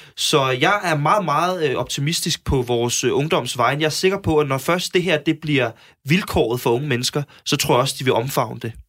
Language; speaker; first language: Danish; native; Danish